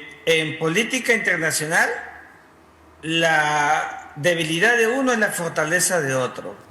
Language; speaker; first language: Spanish; native; Spanish